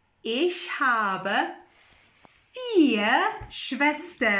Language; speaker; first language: German; non-native, fluent; English